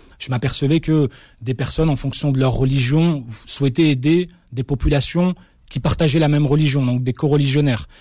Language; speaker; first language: French; early bilingual, other home language; Arabic